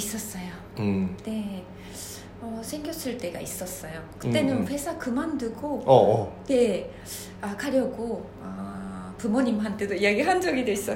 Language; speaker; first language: Korean; non-native, fluent; Japanese